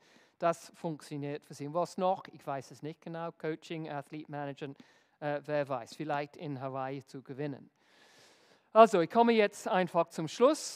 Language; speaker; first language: German; non-native, fluent; English